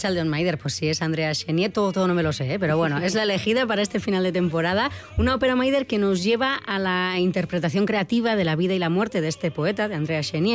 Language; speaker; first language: Spanish; native; Spanish